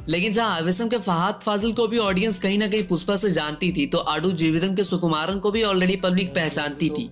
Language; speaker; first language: Hindi; native; Hindi